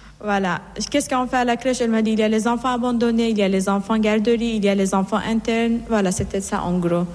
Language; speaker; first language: French; non-native, fluent; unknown